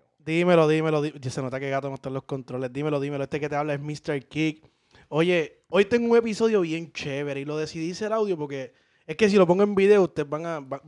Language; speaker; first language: Spanish; native; Spanish